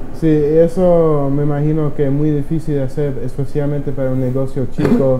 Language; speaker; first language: Spanish; early bilingual, heritage; Spanish